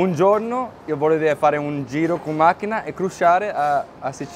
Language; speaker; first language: Italian; non-native, learner; English